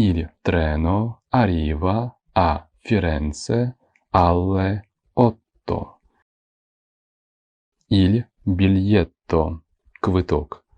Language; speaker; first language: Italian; non-native, fluent; Ukrainian